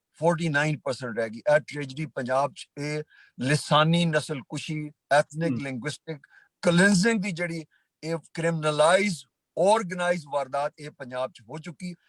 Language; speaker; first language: Punjabi; native; Punjabi